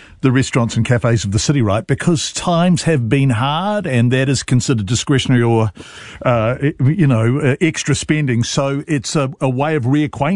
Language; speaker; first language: English; native; English